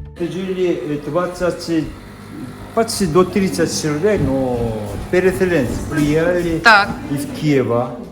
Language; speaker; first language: Russian; non-native, learner; Korean